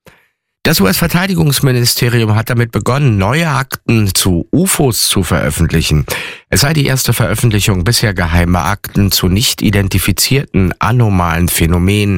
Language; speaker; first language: German; native; German